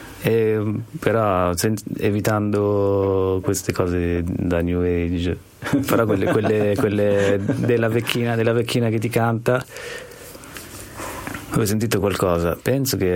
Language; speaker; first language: Italian; native; Italian